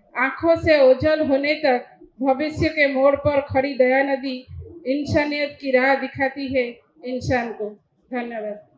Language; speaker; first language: Hindi; non-native, local second language; Odia